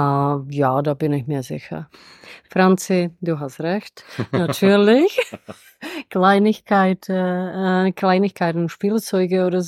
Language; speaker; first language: German; non-native, fluent; Czech